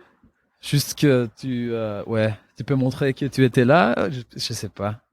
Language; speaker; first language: French; non-native, local second language; Dutch